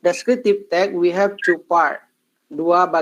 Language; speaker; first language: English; non-native, learner; Indonesian